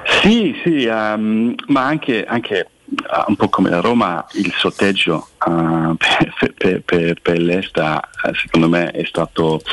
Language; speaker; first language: Italian; non-native, fluent; English